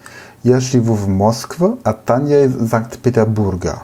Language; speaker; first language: Russian; non-native, learner; German